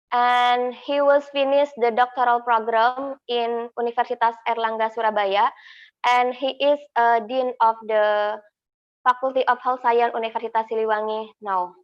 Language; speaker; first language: English; non-native, fluent; Indonesian